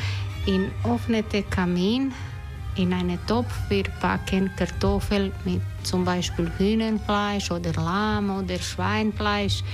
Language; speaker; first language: German; non-native, learner; Croatian